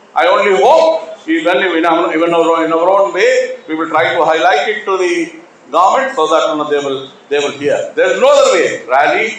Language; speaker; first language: English; non-native, local second language; Telugu